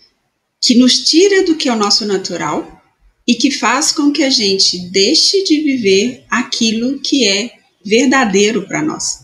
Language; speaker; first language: Portuguese; native; Portuguese